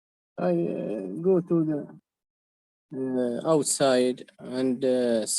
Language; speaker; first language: English; non-native, learner; Arabic